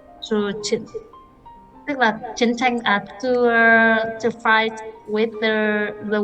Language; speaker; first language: English; non-native, learner; Vietnamese